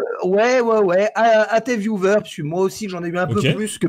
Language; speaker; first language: French; native; French